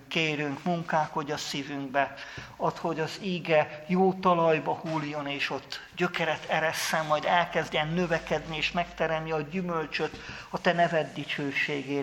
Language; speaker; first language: Hungarian; native; Hungarian